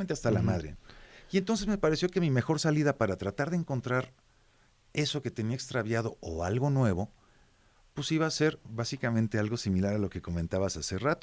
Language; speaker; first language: Spanish; native; Spanish